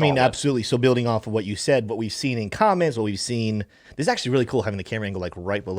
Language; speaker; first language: English; native; English